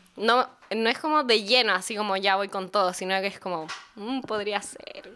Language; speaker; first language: Spanish; native; Spanish